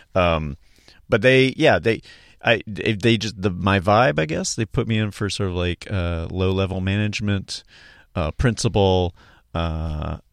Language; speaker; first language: English; native; English